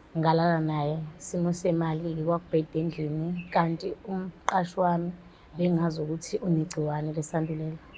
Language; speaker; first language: Zulu; native; Zulu